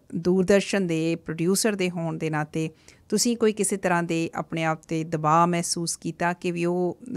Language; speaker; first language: Punjabi; native; Punjabi